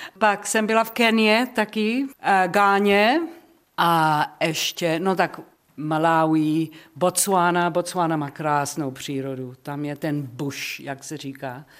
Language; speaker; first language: Czech; early bilingual, heritage; Czech